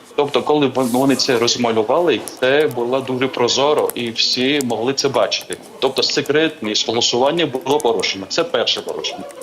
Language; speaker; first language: Ukrainian; non-native, fluent; Georgian